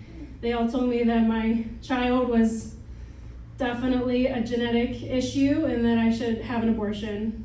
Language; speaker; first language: English; native; English